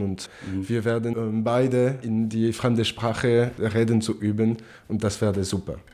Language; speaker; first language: German; non-native, local second language; French